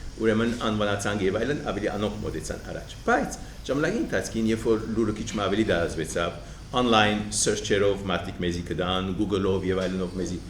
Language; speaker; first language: Armenian; early bilingual, heritage; Armenian